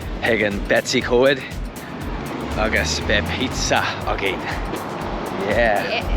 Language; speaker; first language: Irish; non-native, local second language; English